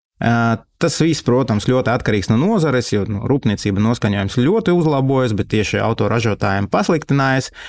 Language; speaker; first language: Latvian; non-native, local second language; Russian